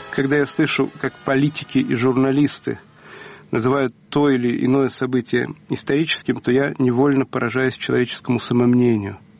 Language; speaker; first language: Russian; native; Russian